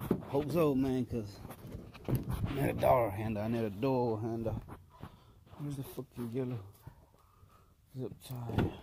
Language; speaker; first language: English; early bilingual, other home language; Spanish